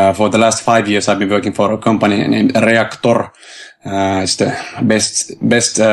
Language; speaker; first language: English; non-native, fluent; Finnish